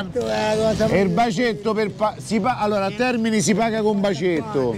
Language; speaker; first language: Italian; native; Italian